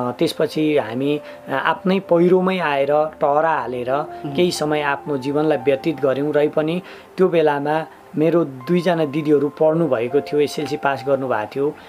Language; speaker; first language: Nepali; native; Nepali